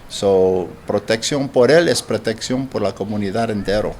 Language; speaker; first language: Spanish; non-native, learner; English